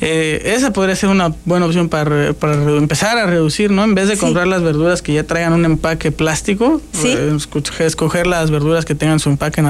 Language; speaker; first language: Spanish; native; Spanish